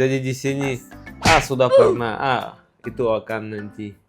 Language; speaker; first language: Indonesian; non-native, learner; Russian